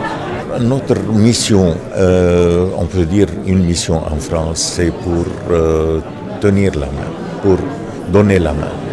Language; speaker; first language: French; non-native, local second language; Arabic